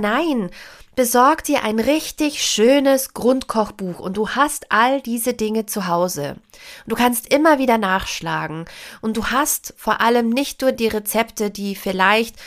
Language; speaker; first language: German; native; German